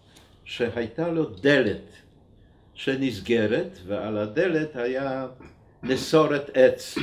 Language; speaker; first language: Hebrew; non-native, fluent; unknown